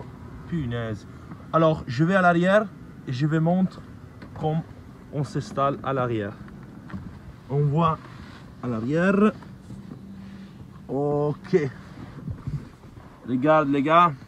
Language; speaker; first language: French; non-native, learner; Italian